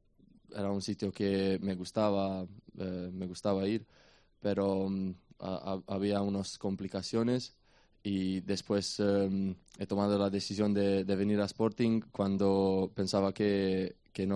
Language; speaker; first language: Spanish; non-native, fluent; Romanian